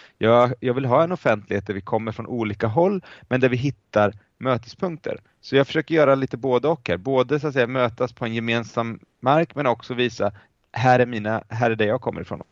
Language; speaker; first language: Swedish; native; Swedish